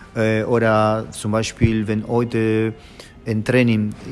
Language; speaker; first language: German; non-native, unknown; Spanish